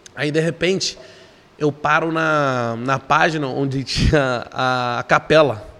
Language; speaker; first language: Portuguese; non-native, fluent; English